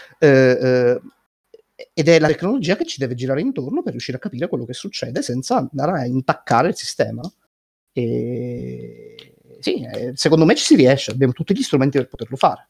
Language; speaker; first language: Italian; native; Italian